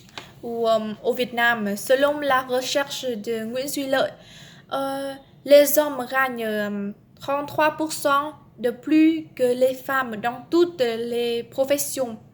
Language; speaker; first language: French; non-native, learner; Vietnamese